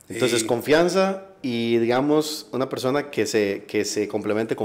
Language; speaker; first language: Spanish; native; Spanish